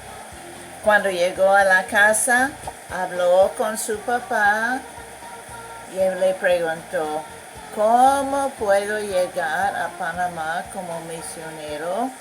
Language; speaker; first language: Spanish; non-native, fluent; English